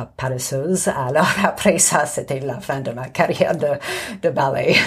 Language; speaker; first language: French; non-native, local second language; English